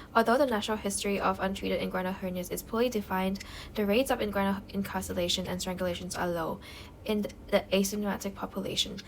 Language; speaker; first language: English; non-native, fluent; Thai